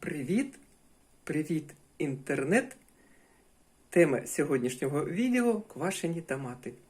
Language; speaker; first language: Ukrainian; native; Ukrainian